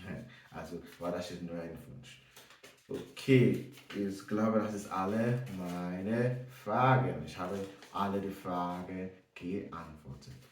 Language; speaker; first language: German; non-native, learner; English